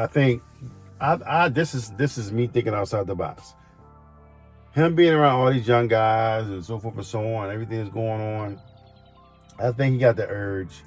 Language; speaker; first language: English; native; English